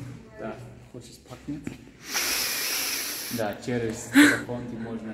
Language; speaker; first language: Russian; non-native, learner; English